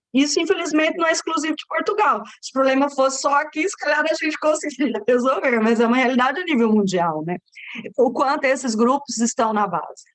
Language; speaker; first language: Portuguese; native; Portuguese